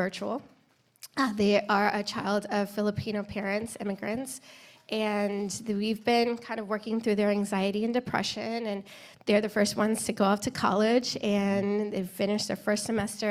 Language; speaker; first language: English; native; English